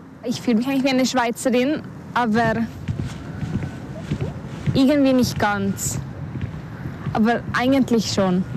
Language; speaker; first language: German; early bilingual, other home language; Spanish